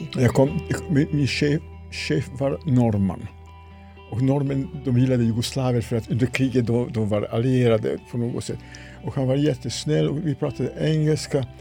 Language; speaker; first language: Swedish; non-native, fluent; Serbian